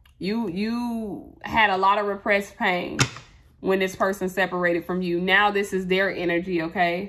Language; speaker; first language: English; native; English